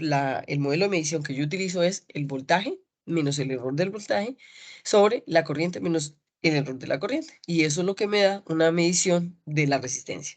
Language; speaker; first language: Spanish; native; Spanish